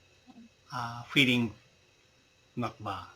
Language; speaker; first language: English; non-native, learner; Japanese